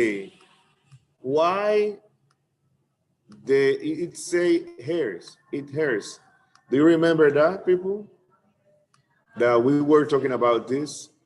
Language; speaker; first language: English; non-native, fluent; Spanish